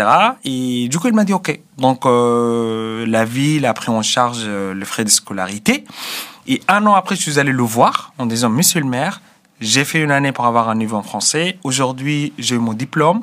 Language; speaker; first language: French; non-native, fluent; Arabic